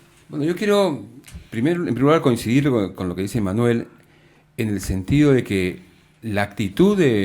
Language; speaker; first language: Spanish; native; Spanish